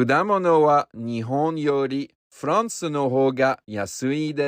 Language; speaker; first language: Japanese; non-native, learner; English